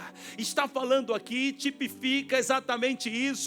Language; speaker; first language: Portuguese; native; Portuguese